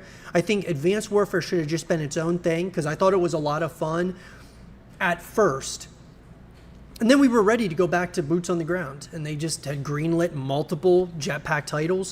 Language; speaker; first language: English; native; English